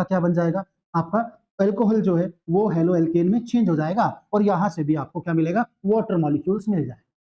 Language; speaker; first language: Hindi; native; Hindi